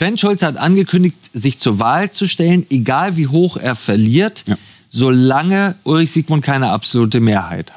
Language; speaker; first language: German; native; German